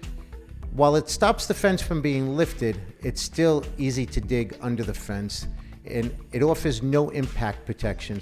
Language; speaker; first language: English; native; English